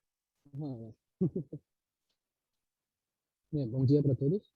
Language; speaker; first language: Portuguese; non-native, learner; Spanish